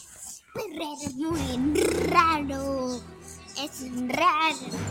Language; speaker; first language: Spanish; non-native, learner; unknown